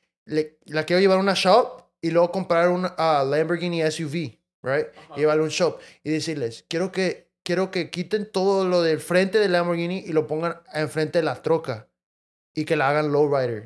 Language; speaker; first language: Spanish; early bilingual, heritage; Spanish